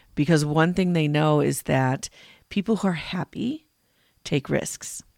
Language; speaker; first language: English; native; English